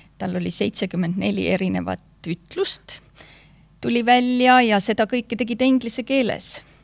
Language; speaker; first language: Estonian; native; Estonian